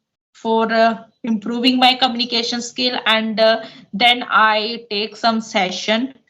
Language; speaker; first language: English; non-native, local second language; Hindi